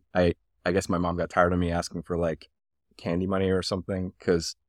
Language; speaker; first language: English; native; English